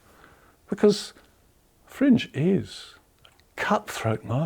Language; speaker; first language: English; native; English